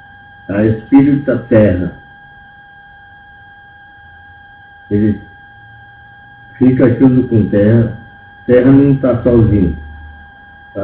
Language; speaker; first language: Portuguese; non-native, local second language; Yanomámi